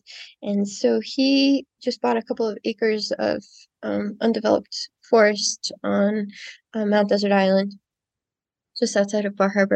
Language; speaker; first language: English; native; English